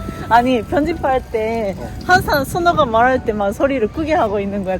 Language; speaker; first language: Korean; non-native, fluent; Japanese